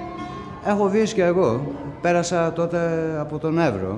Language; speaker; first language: Greek; non-native, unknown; Kurdish